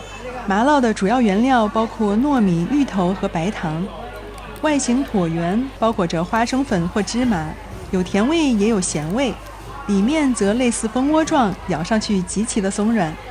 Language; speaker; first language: Chinese; native; Chinese